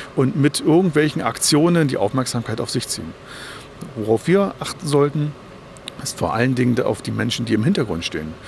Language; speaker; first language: German; native; German